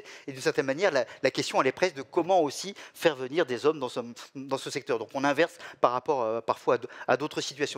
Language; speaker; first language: French; native; French